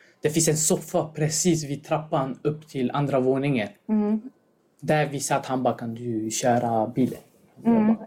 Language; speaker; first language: Swedish; non-native, fluent; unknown